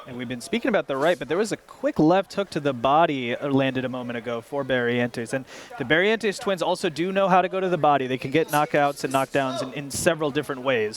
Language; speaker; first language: English; native; English